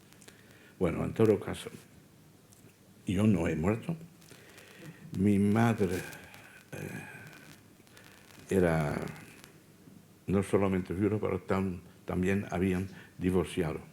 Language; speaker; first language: Spanish; non-native, fluent; Dutch